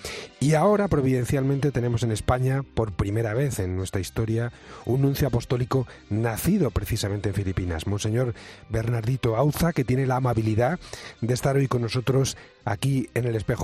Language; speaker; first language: Spanish; native; Spanish